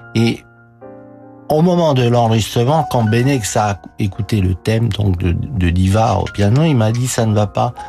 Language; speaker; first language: French; non-native, fluent; Romanian